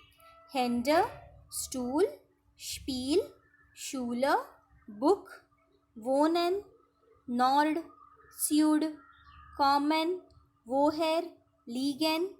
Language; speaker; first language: German; non-native, fluent; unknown